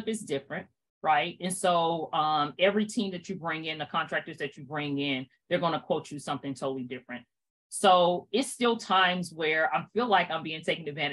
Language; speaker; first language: English; native; English